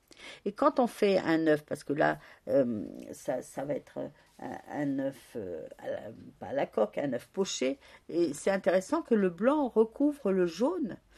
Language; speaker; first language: French; native; French